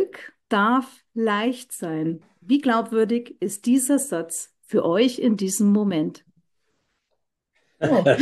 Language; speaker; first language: German; native; German